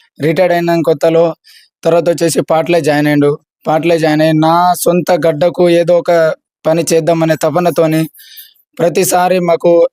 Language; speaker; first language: Telugu; non-native, local second language; Lambadi